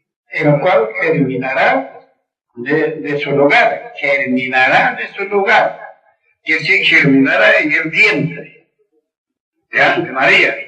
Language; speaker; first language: Spanish; non-native, local second language; Quechua